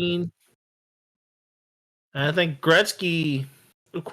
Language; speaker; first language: English; native; English